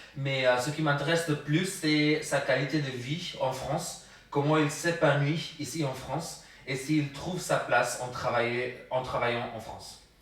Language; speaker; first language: French; non-native, fluent; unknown